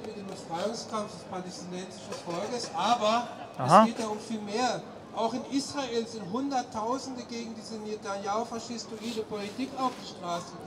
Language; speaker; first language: German; native; German